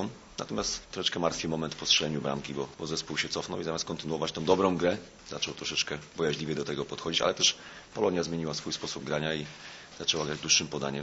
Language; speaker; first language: Polish; native; Polish